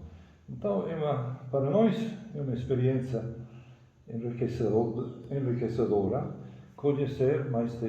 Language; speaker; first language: Portuguese; non-native, fluent; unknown